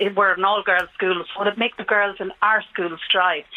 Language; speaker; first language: English; native; English